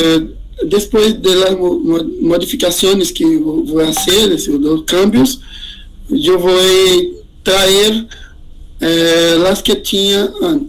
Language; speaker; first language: Spanish; non-native, learner; Portuguese